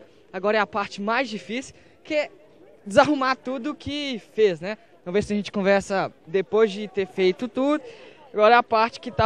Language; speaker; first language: Portuguese; native; Portuguese